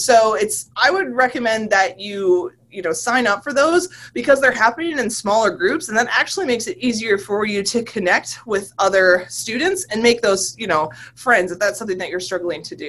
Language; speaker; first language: English; native; English